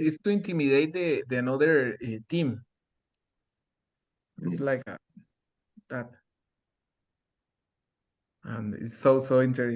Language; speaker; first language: English; non-native, learner; Spanish